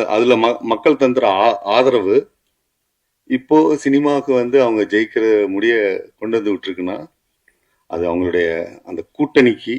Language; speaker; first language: Tamil; native; Tamil